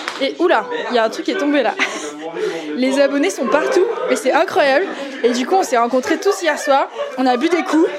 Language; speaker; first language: French; native; French